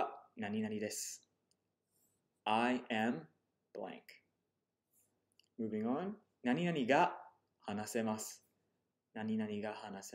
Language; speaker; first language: Japanese; non-native, fluent; English